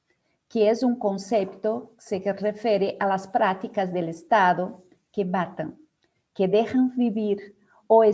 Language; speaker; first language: Spanish; non-native, fluent; Portuguese